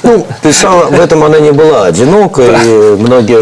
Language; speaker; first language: Russian; native; Russian